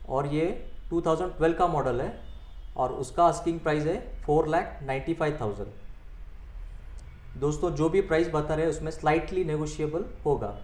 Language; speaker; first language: Hindi; non-native, local second language; Marathi